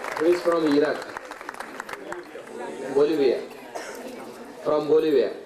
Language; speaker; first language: English; non-native, local second language; Marathi